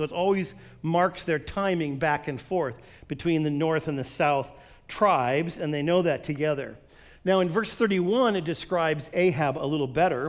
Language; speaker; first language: English; native; English